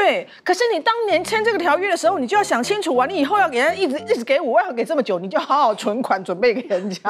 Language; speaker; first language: Chinese; native; Chinese